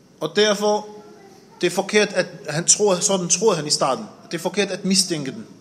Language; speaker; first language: Danish; non-native, fluent; Arabic